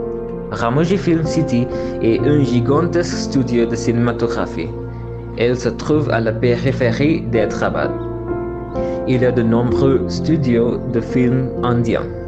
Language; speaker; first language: French; non-native, learner; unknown